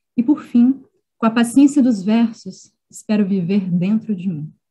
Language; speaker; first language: Portuguese; native; Portuguese